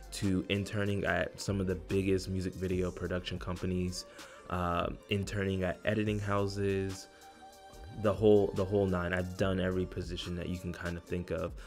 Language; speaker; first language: English; native; English